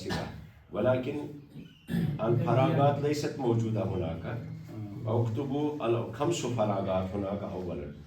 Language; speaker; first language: Arabic; non-native, fluent; Urdu